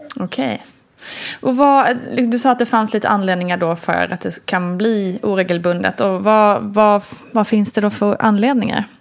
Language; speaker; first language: Swedish; native; Swedish